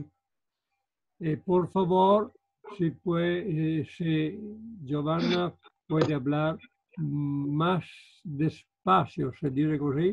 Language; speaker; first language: Spanish; non-native, learner; Italian